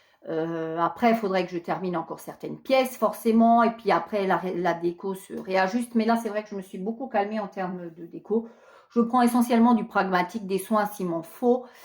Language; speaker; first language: French; native; French